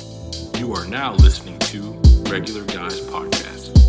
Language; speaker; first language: English; native; English